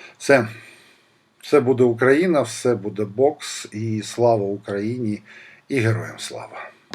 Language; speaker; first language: Ukrainian; non-native, local second language; Russian